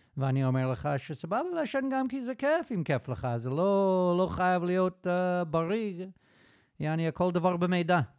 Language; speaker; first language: Hebrew; native; Hebrew